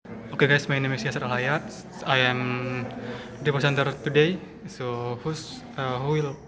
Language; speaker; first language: English; non-native, learner; Indonesian